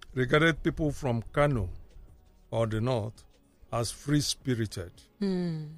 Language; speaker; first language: English; non-native, local second language; Igbo